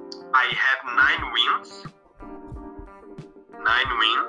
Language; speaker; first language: English; non-native, learner; Portuguese